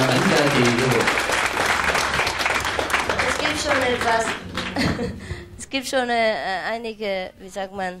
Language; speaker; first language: German; non-native, learner; Vietnamese